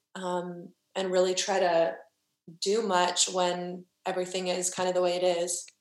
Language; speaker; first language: English; native; English